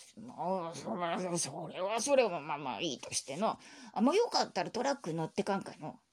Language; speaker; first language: Japanese; native; Japanese